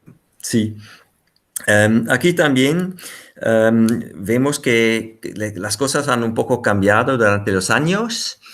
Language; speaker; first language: Spanish; non-native, fluent; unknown